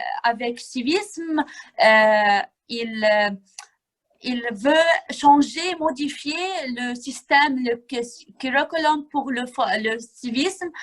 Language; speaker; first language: French; non-native, fluent; Arabic